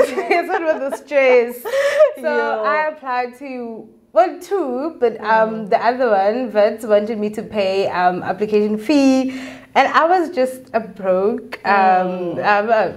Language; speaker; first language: English; non-native, local second language; Xhosa